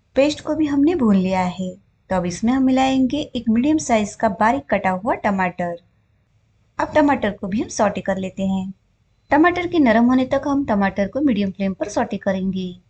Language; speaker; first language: Hindi; native; Hindi